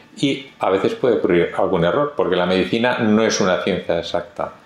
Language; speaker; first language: Spanish; native; Spanish